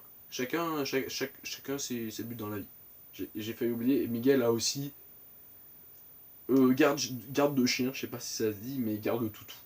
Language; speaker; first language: French; native; French